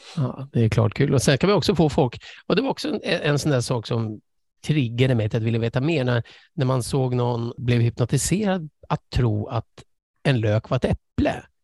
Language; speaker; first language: Swedish; early bilingual, other home language; English